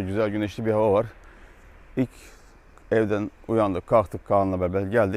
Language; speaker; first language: Turkish; native; Turkish